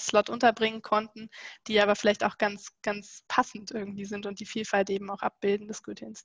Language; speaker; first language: German; native; German